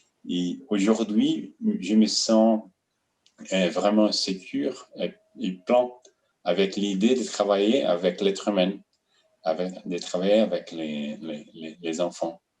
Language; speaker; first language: French; non-native, fluent; Portuguese